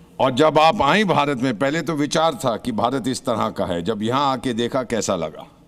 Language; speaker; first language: Hindi; native; Hindi